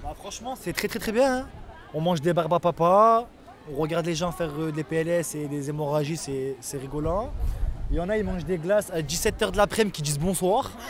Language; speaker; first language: French; native; French